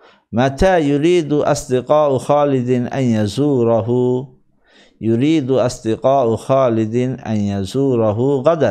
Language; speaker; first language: Arabic; non-native, fluent; Bangla